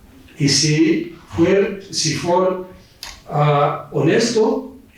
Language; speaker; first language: Spanish; non-native, fluent; Portuguese